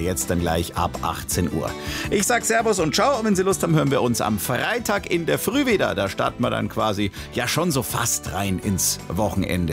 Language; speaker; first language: German; native; German